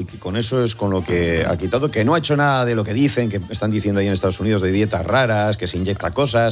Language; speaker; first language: Spanish; native; Spanish